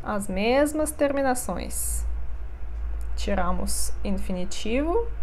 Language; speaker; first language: Portuguese; non-native, fluent; Russian